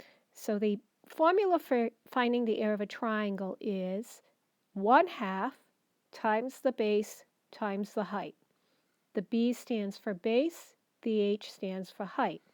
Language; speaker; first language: English; native; English